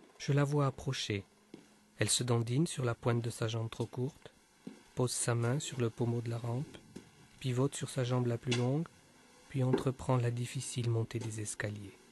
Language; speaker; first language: French; native; French